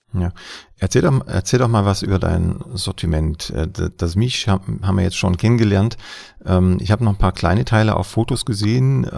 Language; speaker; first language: German; native; German